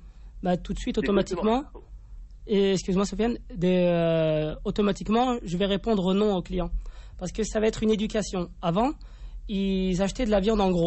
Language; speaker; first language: French; native; French